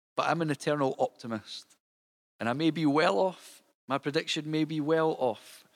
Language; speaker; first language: English; native; English